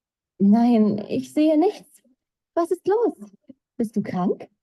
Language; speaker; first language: German; non-native, learner; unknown